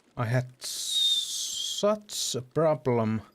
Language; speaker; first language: English; non-native, fluent; Finnish